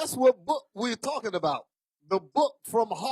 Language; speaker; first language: English; native; English